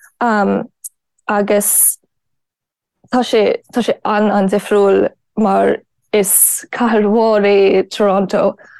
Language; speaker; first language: Irish; non-native, learner; English